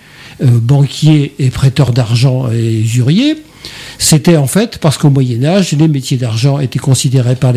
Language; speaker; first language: French; native; French